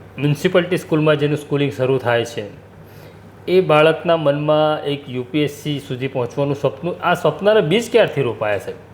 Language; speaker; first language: Gujarati; native; Gujarati